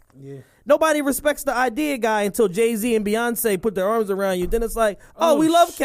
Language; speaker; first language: English; native; English